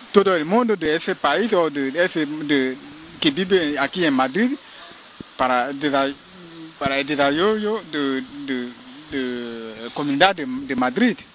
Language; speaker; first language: Spanish; non-native, local second language; French